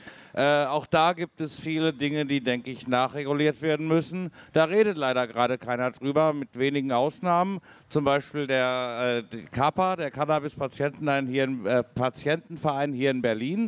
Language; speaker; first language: German; native; German